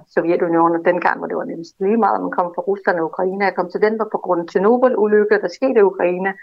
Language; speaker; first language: Danish; non-native, fluent; Russian